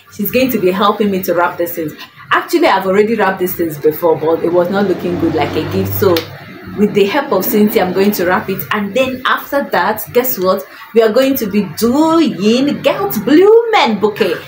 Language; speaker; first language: English; non-native, local second language; Igbo